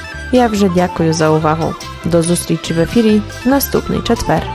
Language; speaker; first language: Ukrainian; early bilingual, heritage; Ukrainian